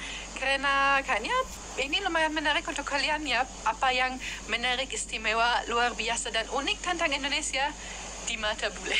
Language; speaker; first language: Indonesian; non-native, fluent; German